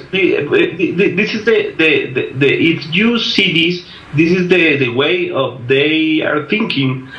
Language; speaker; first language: English; non-native, learner; Spanish